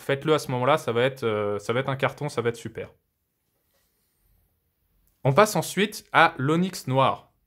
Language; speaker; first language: French; native; French